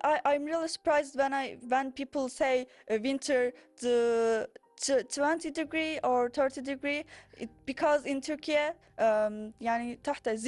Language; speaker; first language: English; non-native, learner; Turkish